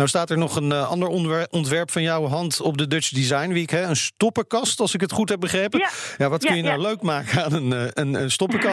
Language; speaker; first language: Dutch; native; Dutch